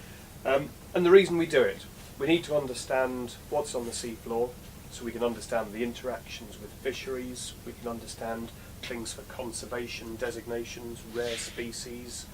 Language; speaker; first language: English; native; English